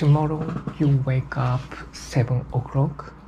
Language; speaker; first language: English; non-native, learner; Japanese